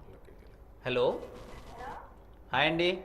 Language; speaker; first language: Telugu; native; Telugu